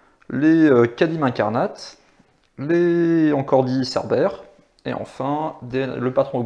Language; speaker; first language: French; native; French